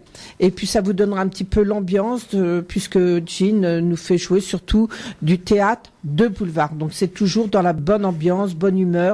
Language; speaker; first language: French; native; French